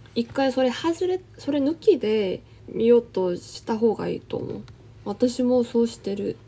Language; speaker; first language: Japanese; non-native, fluent; Korean